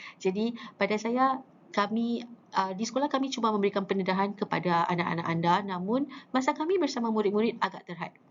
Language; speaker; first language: Malay; native; Malay